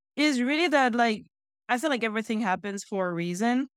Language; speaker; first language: English; non-native, fluent; French